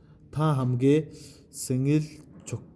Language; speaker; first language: Korean; non-native, fluent; Mongolian